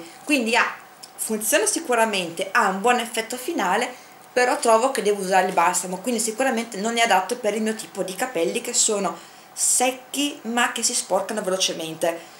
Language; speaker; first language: Italian; native; Italian